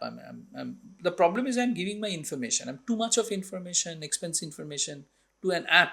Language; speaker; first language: English; non-native, local second language; Bangla